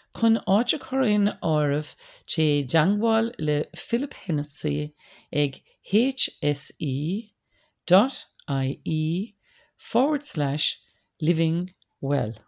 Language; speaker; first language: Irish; non-native, local second language; English